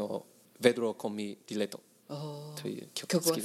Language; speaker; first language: Japanese; non-native, learner; English